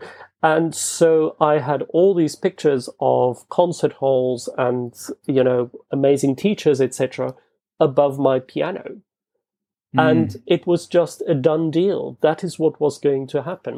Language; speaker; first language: English; non-native, local second language; Afrikaans